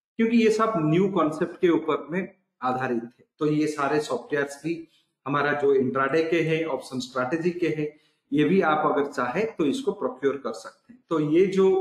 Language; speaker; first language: Hindi; non-native, local second language; Odia